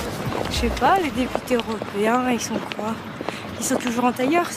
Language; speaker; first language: French; native; French